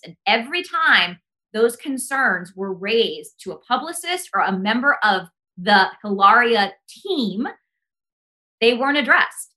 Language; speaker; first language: English; early bilingual, other home language; Spanish